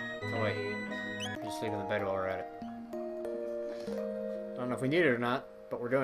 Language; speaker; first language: English; native; English